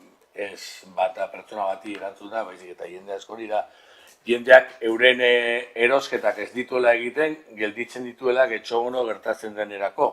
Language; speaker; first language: Basque; non-native, local second language; Spanish